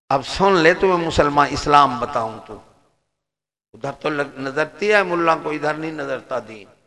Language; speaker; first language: Urdu; native; Urdu